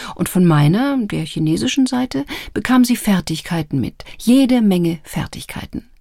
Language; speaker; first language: German; native; German